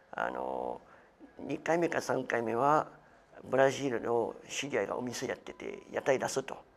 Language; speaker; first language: Japanese; non-native, fluent; French